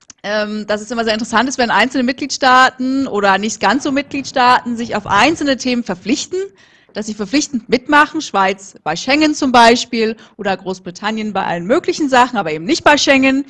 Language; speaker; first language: German; native; German